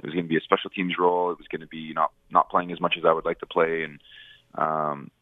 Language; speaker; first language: English; native; English